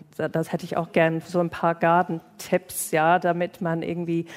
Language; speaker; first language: German; non-native, fluent; English